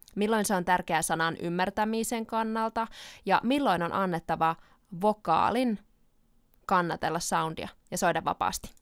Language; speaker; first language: Finnish; native; Finnish